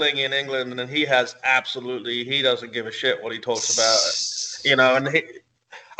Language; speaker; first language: English; native; English